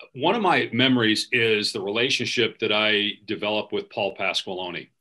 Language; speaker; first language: English; native; English